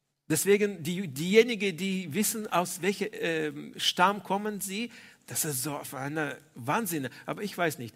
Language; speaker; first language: German; non-native, fluent; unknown